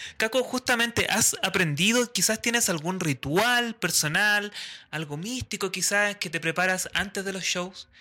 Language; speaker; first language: Spanish; native; Spanish